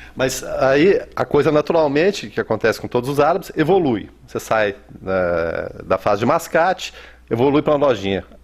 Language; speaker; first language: Portuguese; native; Portuguese